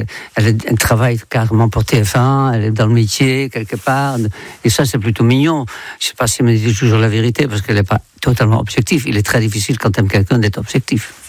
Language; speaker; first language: French; non-native, fluent; Dutch